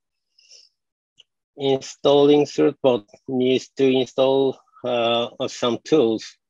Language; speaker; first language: English; non-native, fluent; Japanese